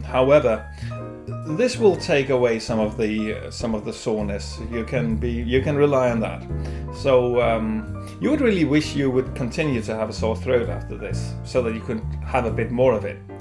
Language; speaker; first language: English; non-native, fluent; Danish